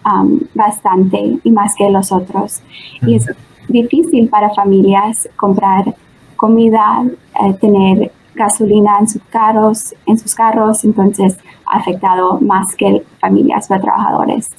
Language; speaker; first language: Spanish; early bilingual, heritage; Spanish